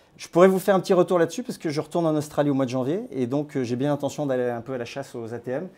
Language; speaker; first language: French; native; French